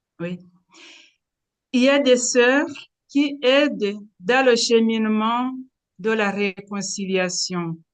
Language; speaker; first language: French; non-native, local second language; Kinyarwanda